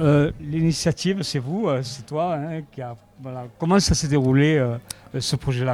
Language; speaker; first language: French; native; French